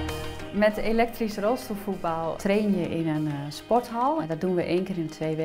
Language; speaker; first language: Dutch; native; Dutch